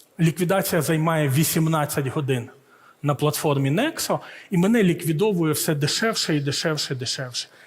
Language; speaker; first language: Ukrainian; early bilingual, heritage; Ukrainian